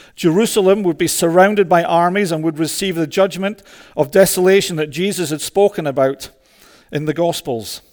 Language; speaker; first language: English; native; English